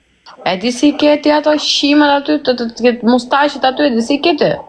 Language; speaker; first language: Albanian; native; Albanian